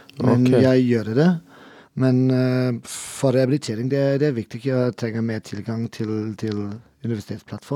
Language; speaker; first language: Norwegian; non-native, learner; German